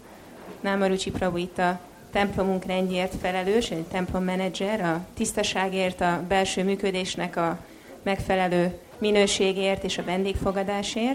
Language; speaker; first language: Hungarian; native; Hungarian